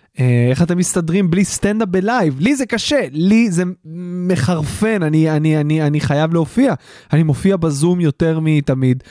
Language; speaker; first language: Hebrew; native; Hebrew